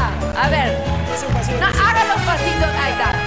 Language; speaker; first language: Spanish; native; Spanish